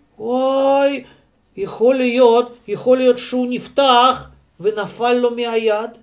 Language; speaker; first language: Hebrew; non-native, fluent; Russian